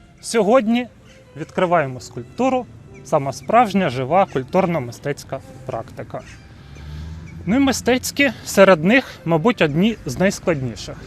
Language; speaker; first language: Ukrainian; native; Ukrainian